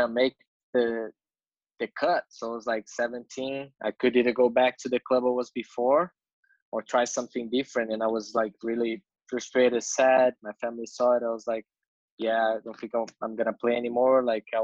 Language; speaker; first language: English; non-native, fluent; Portuguese